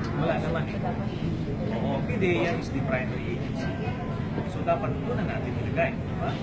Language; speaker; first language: Filipino; native; Filipino